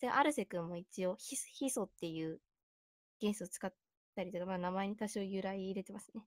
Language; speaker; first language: Japanese; native; Japanese